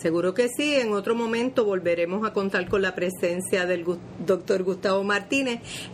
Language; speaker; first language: Spanish; native; Spanish